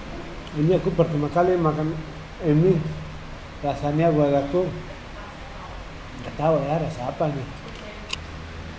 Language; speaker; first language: Indonesian; non-native, learner; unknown